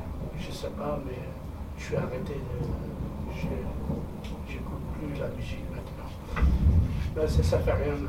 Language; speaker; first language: French; non-native, fluent; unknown